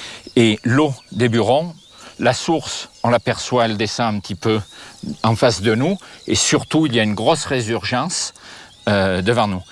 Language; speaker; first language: French; native; French